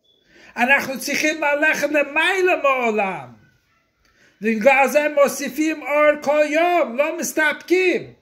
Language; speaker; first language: Hebrew; non-native, fluent; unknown